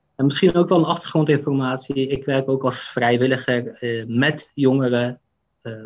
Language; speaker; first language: Dutch; early bilingual, other home language; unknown